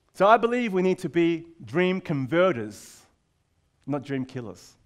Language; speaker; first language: English; native; English